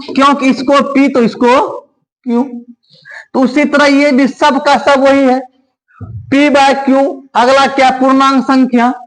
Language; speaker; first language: Hindi; native; Hindi